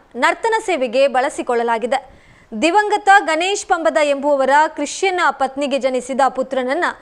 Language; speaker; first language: Kannada; native; Kannada